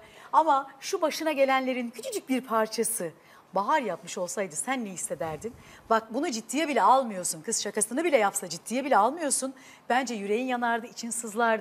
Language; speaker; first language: Turkish; native; Turkish